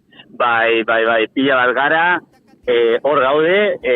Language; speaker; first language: Basque; non-native, local second language; Spanish